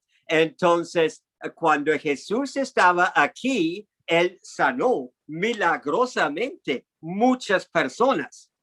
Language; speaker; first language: Spanish; non-native, fluent; English